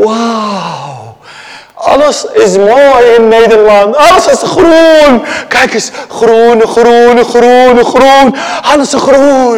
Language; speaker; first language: Dutch; non-native, learner; Arabic